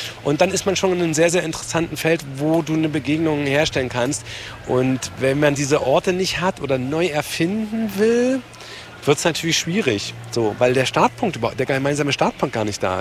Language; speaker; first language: German; native; German